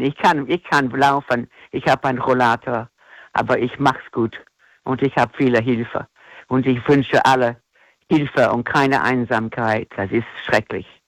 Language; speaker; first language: German; non-native, fluent; English